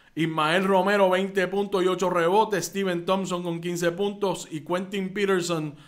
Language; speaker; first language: Spanish; native; Spanish